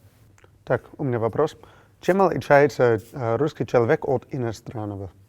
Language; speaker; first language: Russian; non-native, fluent; English